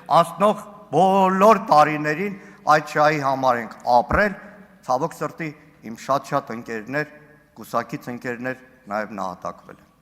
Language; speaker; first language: Armenian; native; Armenian